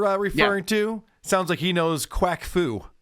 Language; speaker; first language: English; native; English